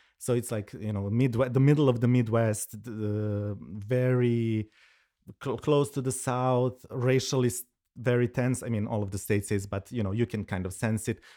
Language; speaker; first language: English; non-native, fluent; Serbian